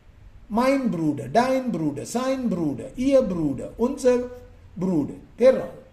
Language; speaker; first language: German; non-native, fluent; Sinhala